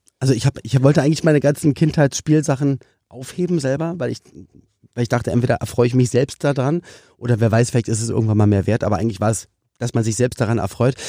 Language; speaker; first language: German; native; German